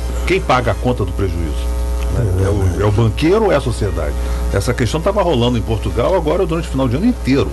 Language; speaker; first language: Portuguese; native; Portuguese